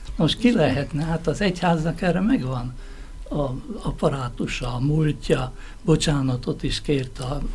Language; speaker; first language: Hungarian; native; Hungarian